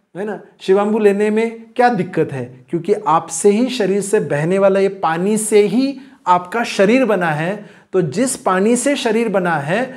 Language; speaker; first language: Hindi; non-native, local second language; Marathi